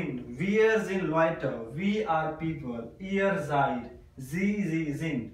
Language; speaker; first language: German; non-native, learner; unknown